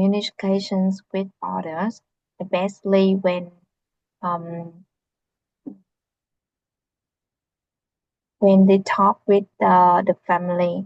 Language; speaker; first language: English; non-native, learner; Vietnamese